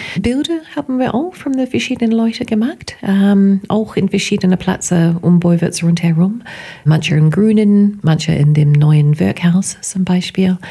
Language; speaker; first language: German; non-native, fluent; English